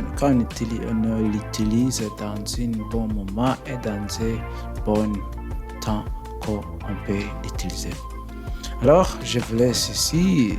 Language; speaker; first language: French; non-native, learner; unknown